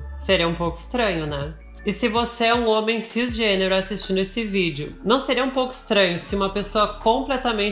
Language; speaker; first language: Portuguese; native; Portuguese